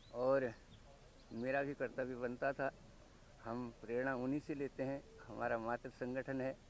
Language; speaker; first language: Hindi; native; Hindi